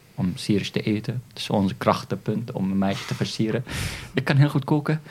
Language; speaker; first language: Dutch; non-native, fluent; Arabic